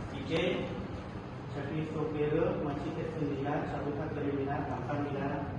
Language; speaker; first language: Korean; non-native, learner; Khmer